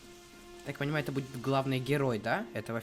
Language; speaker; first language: Russian; native; Russian